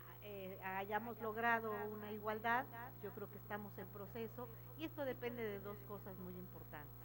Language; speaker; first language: Spanish; native; Spanish